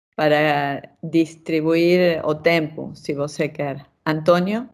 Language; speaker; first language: Portuguese; non-native, fluent; Spanish